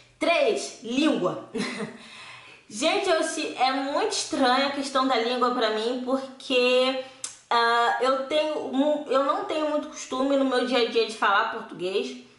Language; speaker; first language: Portuguese; native; Portuguese